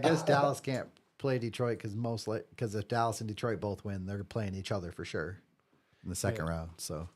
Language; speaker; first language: English; native; English